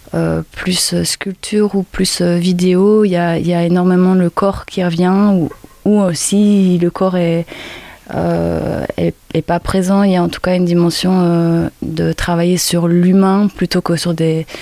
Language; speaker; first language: French; native; French